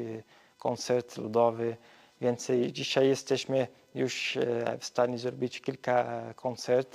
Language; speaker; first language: Polish; early bilingual, heritage; Portuguese